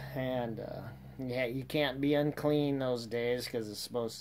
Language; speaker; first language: English; native; English